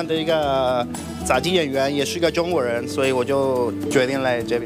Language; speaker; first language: Chinese; non-native, fluent; Spanish